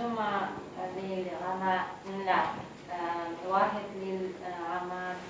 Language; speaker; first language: Arabic; non-native, learner; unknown